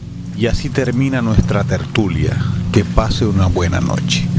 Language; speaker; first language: Spanish; native; Spanish